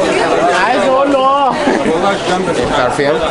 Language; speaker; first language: Arabic; native; Arabic